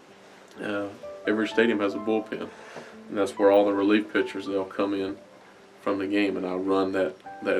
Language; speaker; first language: English; native; English